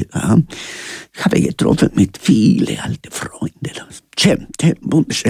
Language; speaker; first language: German; non-native, learner; Spanish